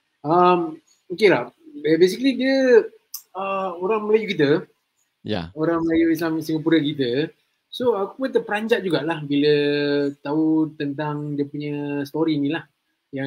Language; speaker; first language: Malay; native; Malay